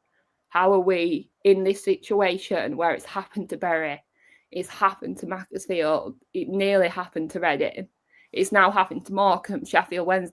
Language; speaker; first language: English; native; English